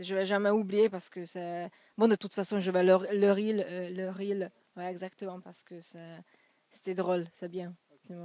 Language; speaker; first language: French; non-native, fluent; Hungarian